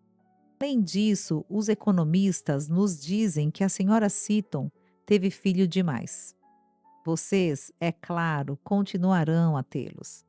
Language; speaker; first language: Portuguese; native; Portuguese